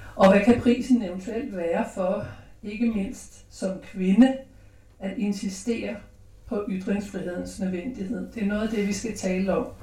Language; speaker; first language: Danish; native; Danish